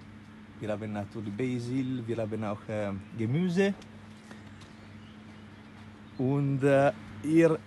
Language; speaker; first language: German; non-native, local second language; Italian